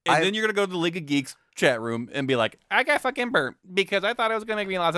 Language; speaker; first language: English; native; English